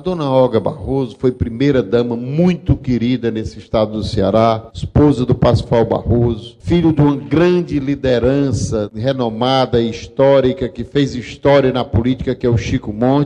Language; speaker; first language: Portuguese; native; Portuguese